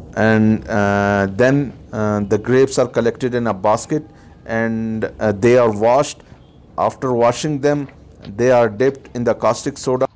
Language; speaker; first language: English; non-native, local second language; Urdu